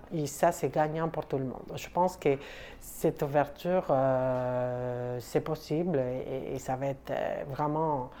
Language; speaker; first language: French; non-native, fluent; Spanish